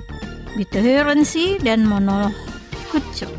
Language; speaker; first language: German; non-native, fluent; Indonesian